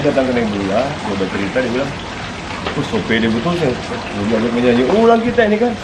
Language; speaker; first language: Indonesian; native; Indonesian